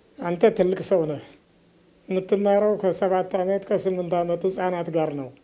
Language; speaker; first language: Amharic; native; Amharic